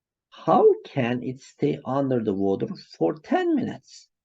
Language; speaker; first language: English; non-native, fluent; Turkish